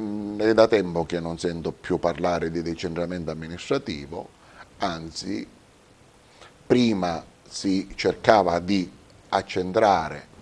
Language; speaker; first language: Italian; native; Italian